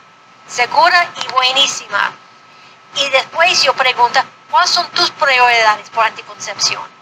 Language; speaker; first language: Spanish; non-native, fluent; English